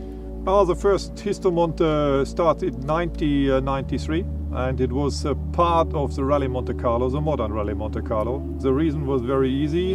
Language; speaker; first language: English; non-native, fluent; German